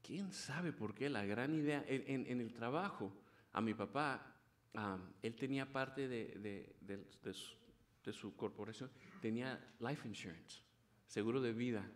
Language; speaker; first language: Spanish; early bilingual, heritage; Spanish